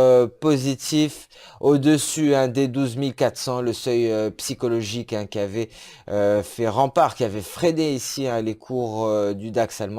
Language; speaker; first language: French; native; French